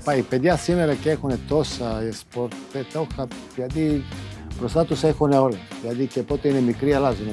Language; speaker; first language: Greek; non-native, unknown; Serbian